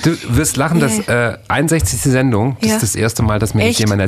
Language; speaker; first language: German; native; German